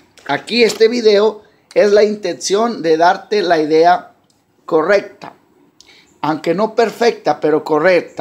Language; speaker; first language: Spanish; early bilingual, heritage; Spanish